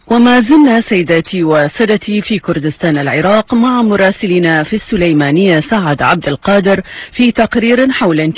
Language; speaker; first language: Arabic; native; Arabic